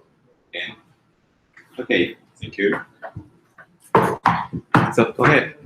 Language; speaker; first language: English; non-native, fluent; Chinese